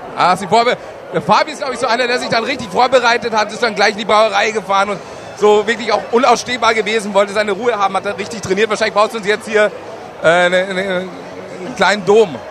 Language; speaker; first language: German; native; German